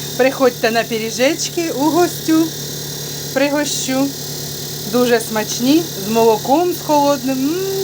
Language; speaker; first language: Ukrainian; native; Ukrainian